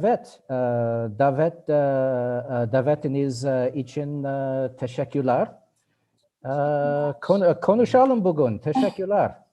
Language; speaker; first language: Turkish; non-native, learner; English